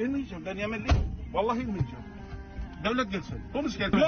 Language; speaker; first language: Turkish; non-native, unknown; Arabic